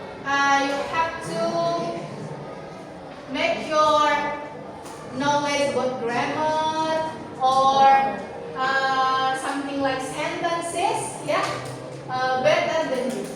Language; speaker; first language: English; non-native, learner; Indonesian